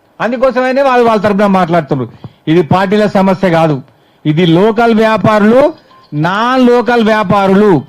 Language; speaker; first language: Telugu; native; Telugu